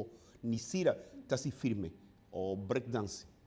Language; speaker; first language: Bulgarian; non-native, learner; Spanish